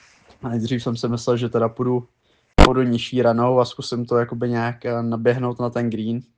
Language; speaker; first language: Czech; native; Czech